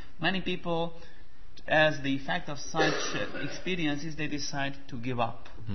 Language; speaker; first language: English; non-native, fluent; Hungarian